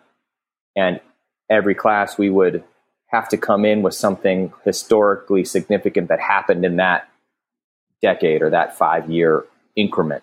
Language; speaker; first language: English; native; English